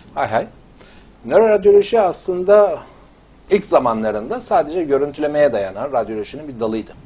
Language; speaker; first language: Turkish; native; Turkish